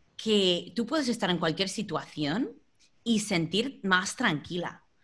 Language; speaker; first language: Spanish; non-native, fluent; English